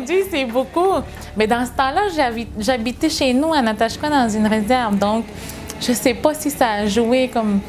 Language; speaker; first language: French; non-native, local second language; Innu-aimun